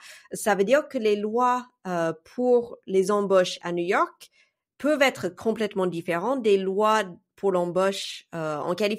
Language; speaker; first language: French; non-native, fluent; English